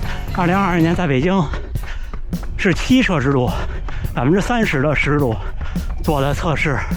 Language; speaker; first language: Chinese; native; Chinese